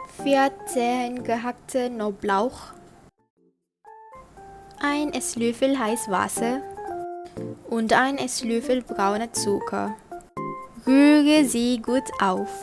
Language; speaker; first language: German; non-native, learner; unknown